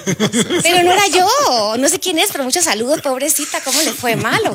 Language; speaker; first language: Spanish; native; Spanish